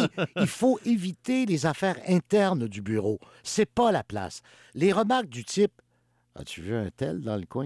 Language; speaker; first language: French; native; French